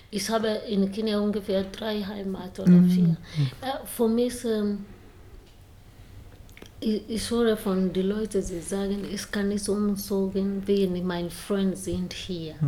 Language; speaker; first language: German; non-native, learner; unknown